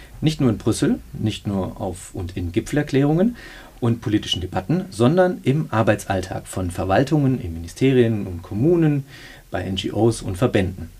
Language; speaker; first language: German; native; German